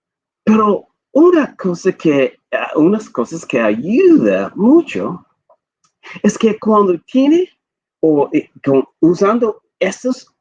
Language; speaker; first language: Spanish; non-native, fluent; English